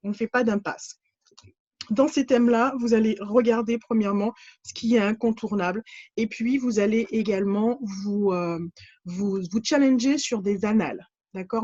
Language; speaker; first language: French; native; French